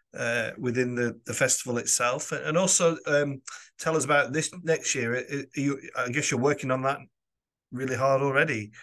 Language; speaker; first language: English; native; English